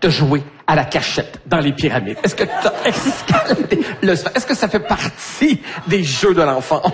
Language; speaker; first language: French; native; French